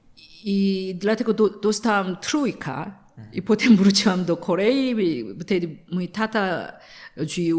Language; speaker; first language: Polish; non-native, learner; Korean